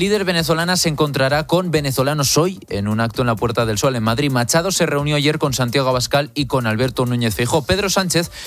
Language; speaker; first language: Spanish; native; Spanish